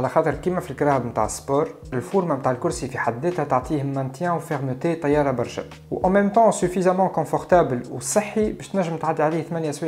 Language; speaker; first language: Arabic; native; Arabic